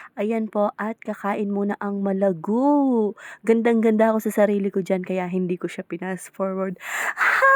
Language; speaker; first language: Filipino; non-native, local second language; Pampanga